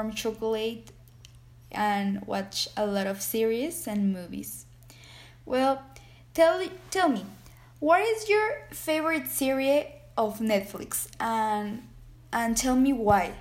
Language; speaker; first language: English; non-native, learner; Spanish